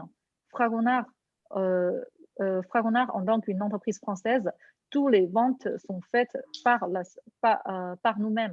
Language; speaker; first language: French; non-native, fluent; Chinese